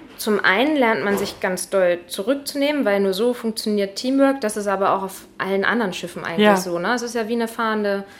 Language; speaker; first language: German; native; German